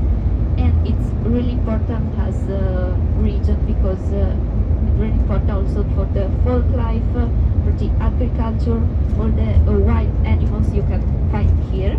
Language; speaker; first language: English; non-native, fluent; Spanish